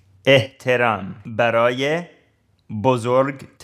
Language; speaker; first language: Persian; non-native, learner; English